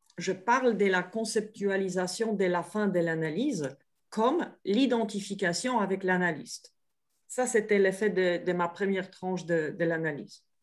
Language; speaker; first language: French; non-native, fluent; Polish